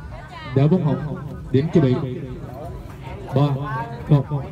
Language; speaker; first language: Vietnamese; native; Vietnamese